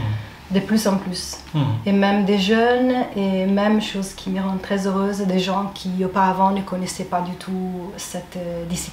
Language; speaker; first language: French; non-native, fluent; Italian